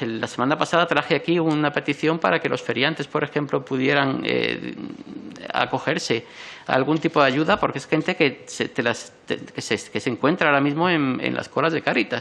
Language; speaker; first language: Spanish; native; Spanish